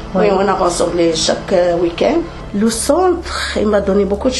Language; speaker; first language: French; non-native, learner; Arabic